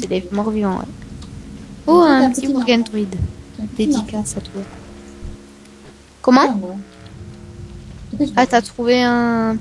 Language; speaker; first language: French; native; French